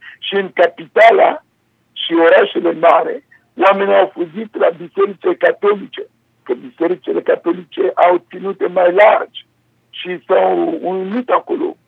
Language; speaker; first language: Romanian; non-native, fluent; Sango